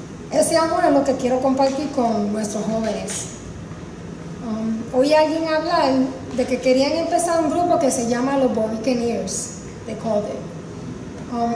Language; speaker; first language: Spanish; early bilingual, heritage; Spanish